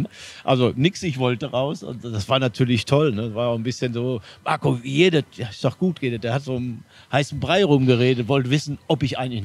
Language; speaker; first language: German; native; German